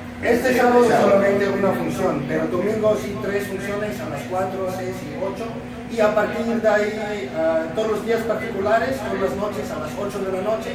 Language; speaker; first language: Spanish; non-native, fluent; Afrikaans